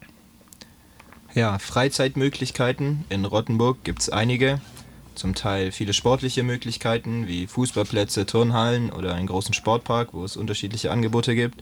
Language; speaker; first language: German; native; German